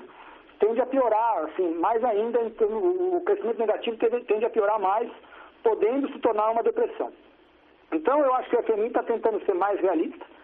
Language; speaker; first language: Portuguese; native; Portuguese